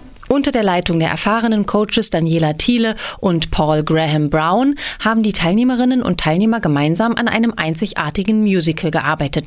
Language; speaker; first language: German; native; German